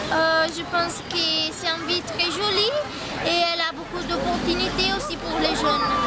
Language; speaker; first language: French; non-native, learner; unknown